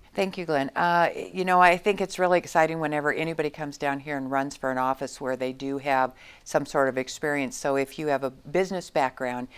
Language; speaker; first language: English; native; English